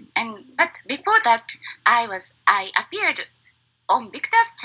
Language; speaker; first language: English; non-native, learner; Japanese